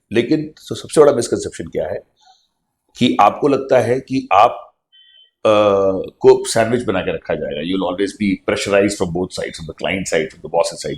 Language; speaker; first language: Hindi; non-native, local second language; Punjabi